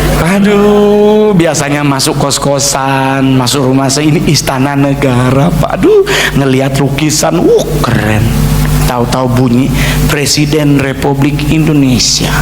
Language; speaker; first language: Indonesian; native; Indonesian